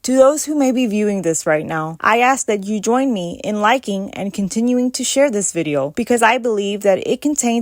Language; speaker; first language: English; native; English